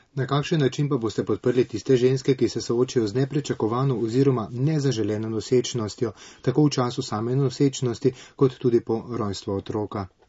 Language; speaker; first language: Slovenian; native; Slovenian